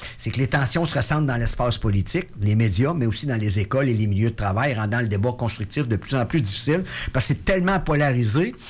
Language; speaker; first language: French; native; French